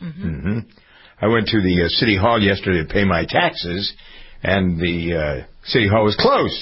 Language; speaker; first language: English; native; English